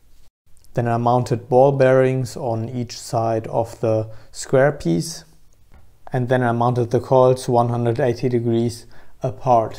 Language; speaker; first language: English; non-native, fluent; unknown